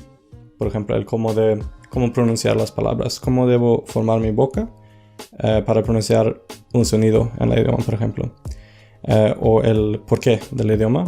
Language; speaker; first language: Spanish; non-native, fluent; Swedish